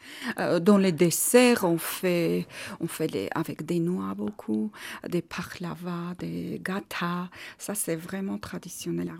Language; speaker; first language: French; non-native, learner; Armenian